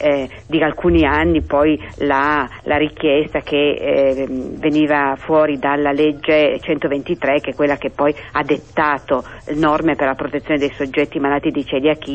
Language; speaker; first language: Italian; native; Italian